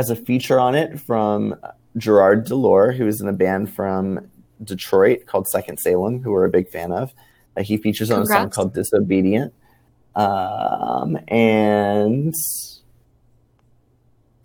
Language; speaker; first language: English; native; English